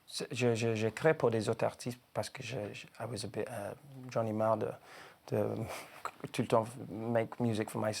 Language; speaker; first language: French; non-native, learner; English